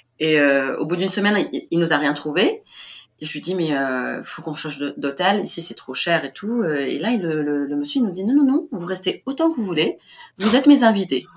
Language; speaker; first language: French; non-native, local second language; Arabic